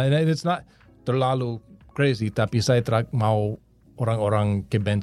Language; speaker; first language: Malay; non-native, learner; English